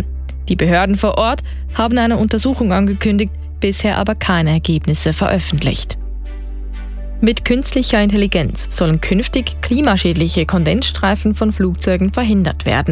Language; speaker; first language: German; native; German